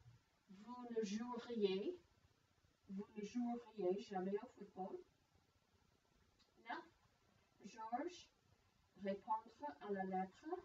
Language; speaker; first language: French; non-native, fluent; English